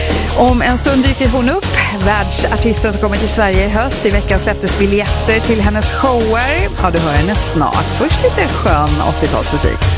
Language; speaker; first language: Swedish; native; Swedish